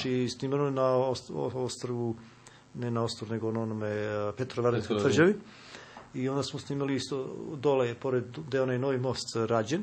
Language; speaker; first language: Serbian; native; Serbian